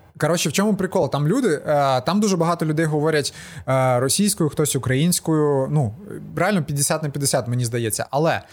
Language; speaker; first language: Ukrainian; non-native, local second language; Russian